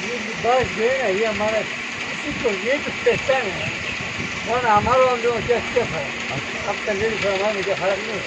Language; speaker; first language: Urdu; non-native, local second language; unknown